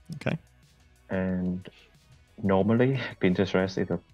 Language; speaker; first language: English; non-native, fluent; Vietnamese